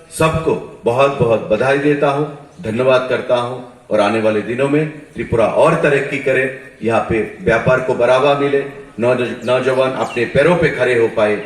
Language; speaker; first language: Hindi; non-native, local second language; Bangla